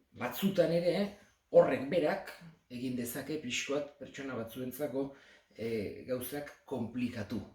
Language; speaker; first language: Basque; native; Basque